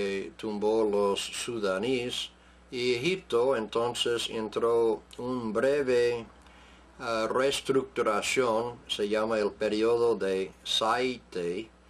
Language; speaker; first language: Spanish; non-native, fluent; English